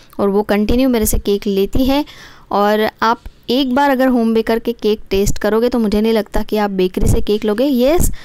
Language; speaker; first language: Hindi; non-native, local second language; Marathi